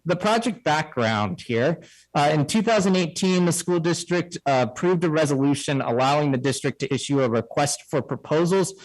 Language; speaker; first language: English; native; English